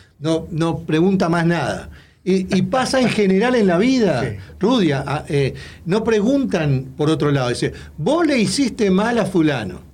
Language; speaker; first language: Spanish; native; Spanish